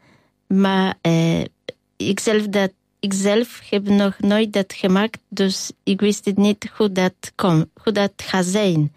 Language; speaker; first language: Dutch; non-native, fluent; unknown